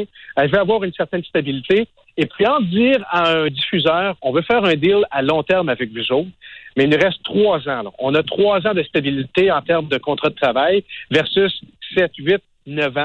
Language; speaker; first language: French; native; French